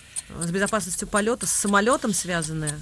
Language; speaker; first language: Russian; native; Russian